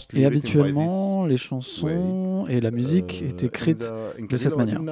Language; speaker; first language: French; non-native, fluent; Arabic